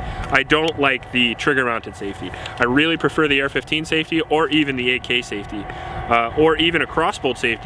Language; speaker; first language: English; native; English